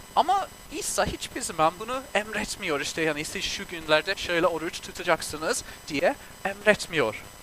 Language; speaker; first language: Turkish; non-native, fluent; English